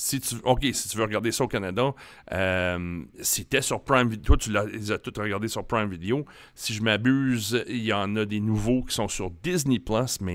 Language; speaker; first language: French; native; French